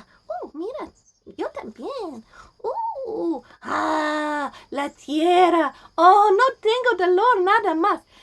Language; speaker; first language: Spanish; non-native, learner; English